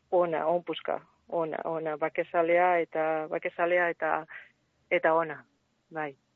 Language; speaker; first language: Basque; native; Basque